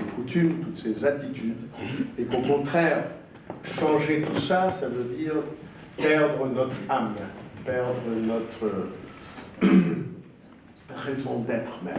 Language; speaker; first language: French; non-native, fluent; Spanish